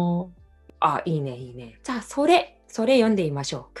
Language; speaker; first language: Japanese; non-native, fluent; Korean